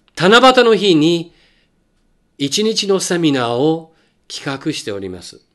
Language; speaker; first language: Japanese; non-native, fluent; English